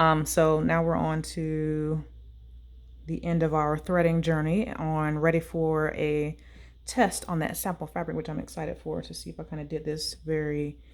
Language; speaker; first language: English; native; English